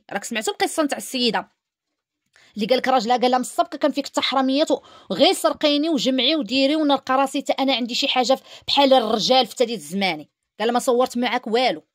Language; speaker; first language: Arabic; native; Arabic